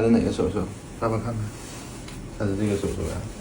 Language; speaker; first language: Chinese; native; Chinese